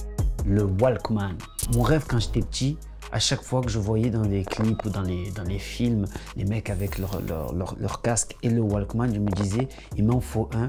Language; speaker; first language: French; native; French